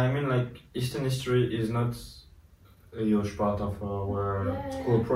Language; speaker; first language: English; non-native, learner; French